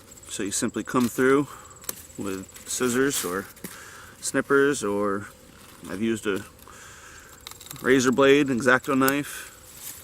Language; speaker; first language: English; native; English